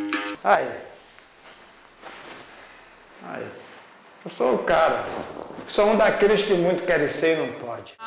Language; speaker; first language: Portuguese; native; Portuguese